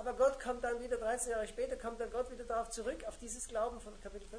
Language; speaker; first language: German; native; German